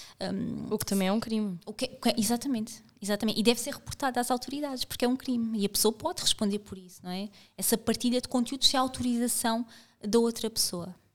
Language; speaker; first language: Portuguese; native; Portuguese